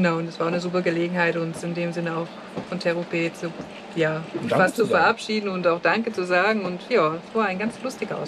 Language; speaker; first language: German; native; German